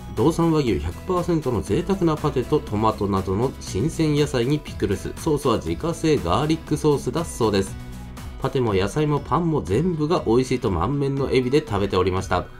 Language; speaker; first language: Japanese; native; Japanese